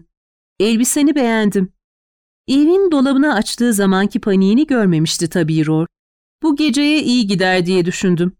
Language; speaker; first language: Turkish; native; Turkish